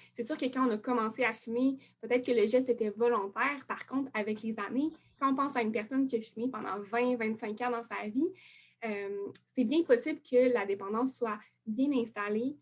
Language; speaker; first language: French; native; French